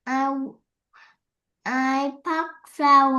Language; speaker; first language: English; non-native, learner; Vietnamese